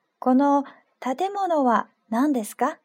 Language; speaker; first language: Japanese; non-native, fluent; Chinese